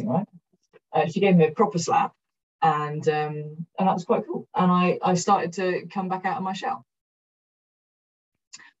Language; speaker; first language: English; native; English